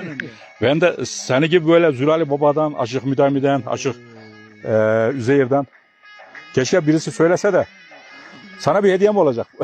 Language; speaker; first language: Turkish; native; Turkish